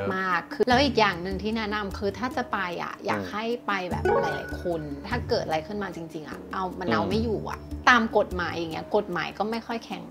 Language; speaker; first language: Thai; native; Thai